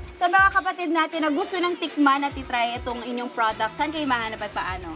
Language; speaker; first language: Filipino; native; Filipino